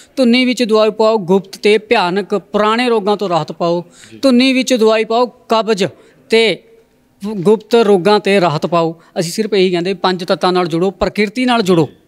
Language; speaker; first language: Punjabi; native; Punjabi